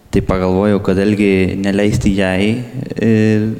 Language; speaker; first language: Lithuanian; early bilingual, heritage; Spanish